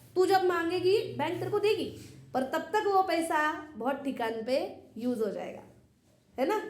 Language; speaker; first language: Hindi; non-native, local second language; Marathi